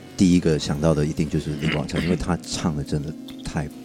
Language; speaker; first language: Chinese; non-native, local second language; Cantonese